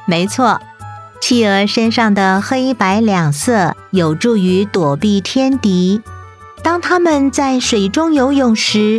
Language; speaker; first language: Chinese; native; Chinese